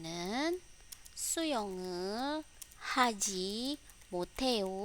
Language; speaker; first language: Korean; non-native, fluent; Indonesian